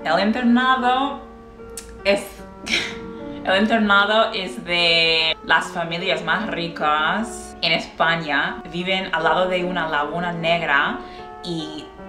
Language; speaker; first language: Spanish; non-native, fluent; English